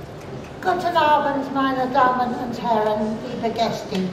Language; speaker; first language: German; non-native, learner; English